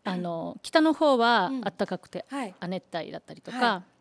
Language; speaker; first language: Japanese; early bilingual, heritage; Spanish